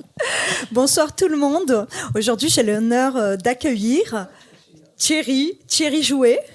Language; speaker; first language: French; native; French